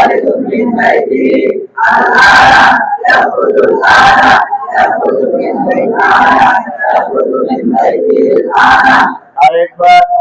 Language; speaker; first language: Arabic; non-native, fluent; Bangla